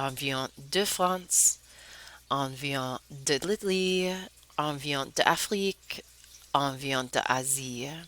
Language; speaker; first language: French; non-native, fluent; English